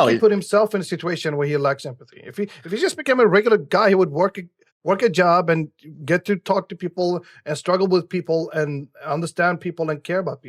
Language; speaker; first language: English; native; English